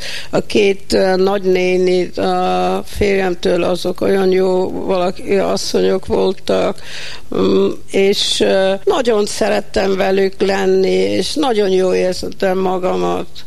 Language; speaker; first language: Hungarian; early bilingual, heritage; Hungarian